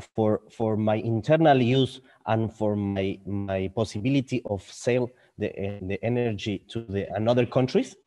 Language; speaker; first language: English; non-native, learner; Spanish